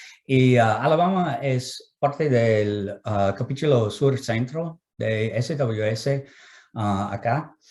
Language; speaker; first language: Spanish; non-native, fluent; English